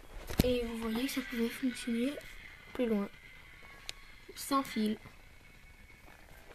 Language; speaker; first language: French; native; French